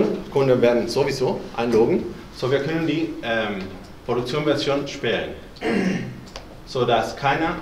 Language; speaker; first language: German; non-native, fluent; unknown